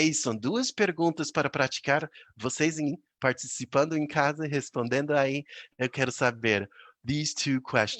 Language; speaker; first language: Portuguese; non-native, fluent; English